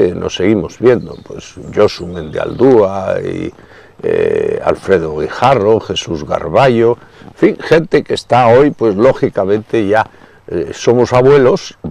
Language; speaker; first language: Spanish; native; Spanish